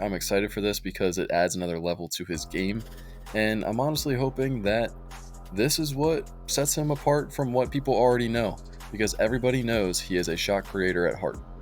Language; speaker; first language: English; native; English